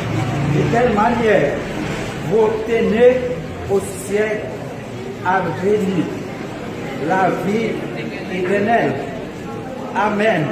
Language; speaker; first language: French; non-native, local second language; Haitian Creole